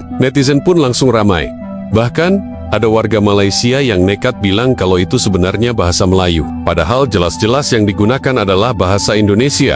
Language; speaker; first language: Indonesian; native; Indonesian